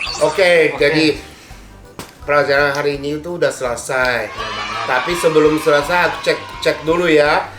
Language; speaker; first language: Indonesian; non-native, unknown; Japanese